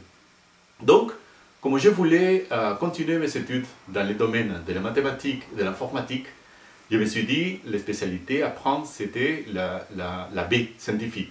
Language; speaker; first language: French; non-native, fluent; Spanish